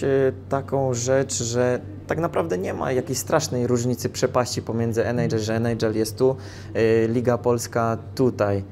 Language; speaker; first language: Polish; native; Polish